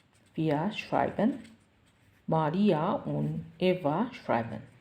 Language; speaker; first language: German; non-native, learner; Bangla